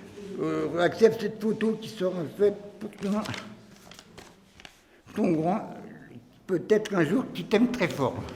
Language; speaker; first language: French; native; French